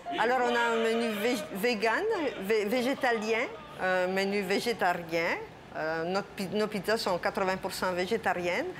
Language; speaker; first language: French; non-native, fluent; Italian